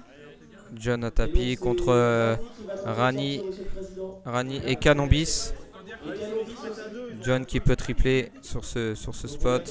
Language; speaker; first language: French; native; French